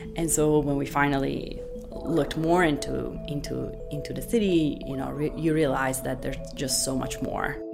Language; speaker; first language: English; non-native, fluent; Italian